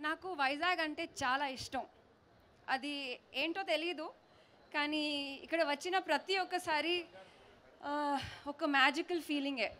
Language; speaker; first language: Telugu; non-native, learner; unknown